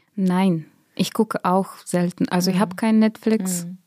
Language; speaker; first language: German; non-native, fluent; Bulgarian